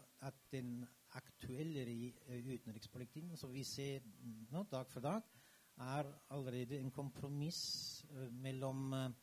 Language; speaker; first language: Norwegian; non-native, fluent; German